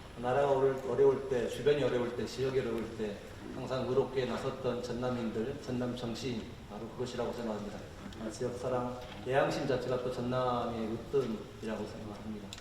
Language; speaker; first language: Korean; native; Korean